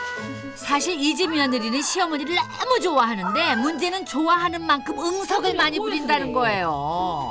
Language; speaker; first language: Korean; native; Korean